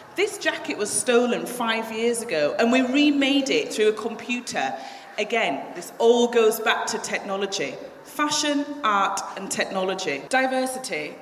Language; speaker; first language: English; native; English